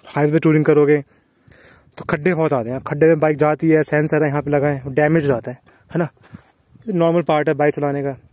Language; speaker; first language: Hindi; native; Hindi